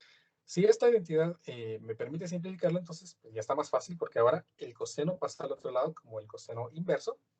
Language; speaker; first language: Spanish; native; Spanish